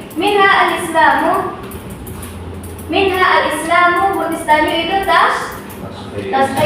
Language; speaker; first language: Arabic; non-native, learner; Indonesian